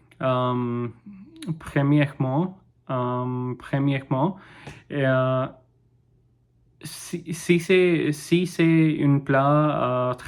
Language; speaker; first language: French; non-native, learner; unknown